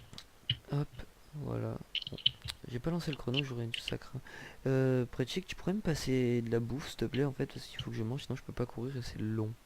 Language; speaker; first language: French; native; French